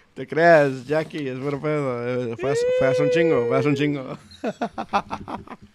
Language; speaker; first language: Spanish; early bilingual, heritage; Spanish